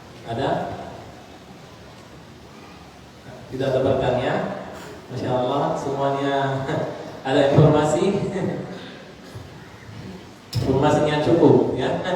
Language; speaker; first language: Indonesian; non-native, learner; Arabic